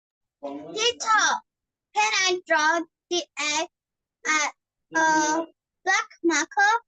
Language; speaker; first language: English; non-native, learner; Vietnamese